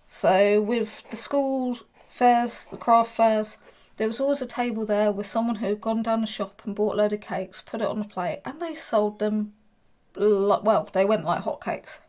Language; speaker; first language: English; native; English